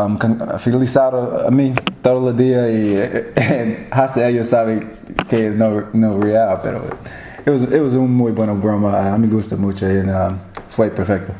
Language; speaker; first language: Spanish; non-native, learner; English